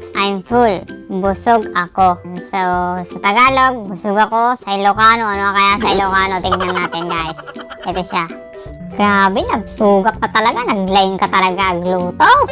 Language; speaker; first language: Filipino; non-native, local second language; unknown